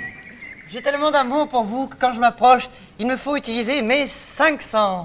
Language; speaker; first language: French; native; French